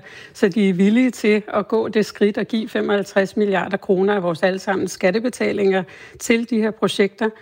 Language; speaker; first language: Danish; native; Danish